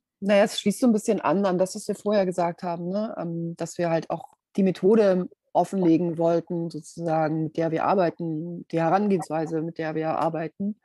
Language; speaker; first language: German; native; German